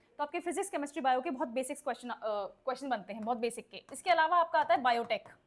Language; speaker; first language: Hindi; native; Hindi